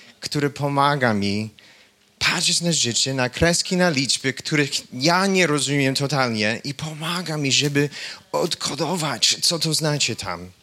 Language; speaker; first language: Polish; non-native, fluent; English